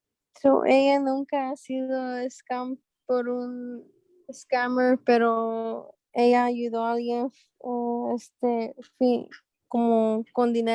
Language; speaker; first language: Spanish; early bilingual, heritage; Spanish